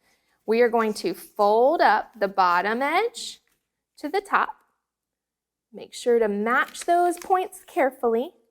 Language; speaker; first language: English; native; English